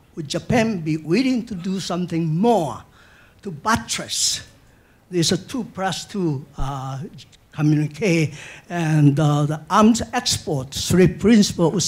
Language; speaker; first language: English; non-native, fluent; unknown